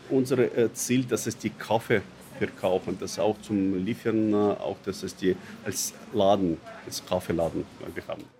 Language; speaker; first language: German; non-native, learner; Russian